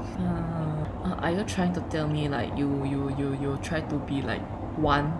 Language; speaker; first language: English; non-native, local second language; Chinese